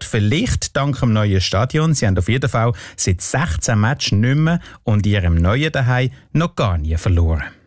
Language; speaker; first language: German; native; German